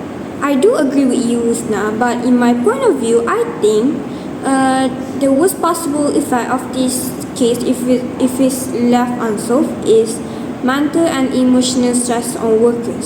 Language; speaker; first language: English; non-native, learner; Malay